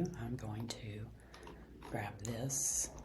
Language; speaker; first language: English; native; English